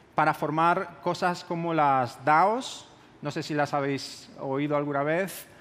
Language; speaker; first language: Spanish; native; Spanish